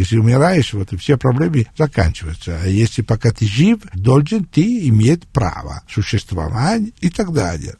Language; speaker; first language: Russian; non-native, fluent; Italian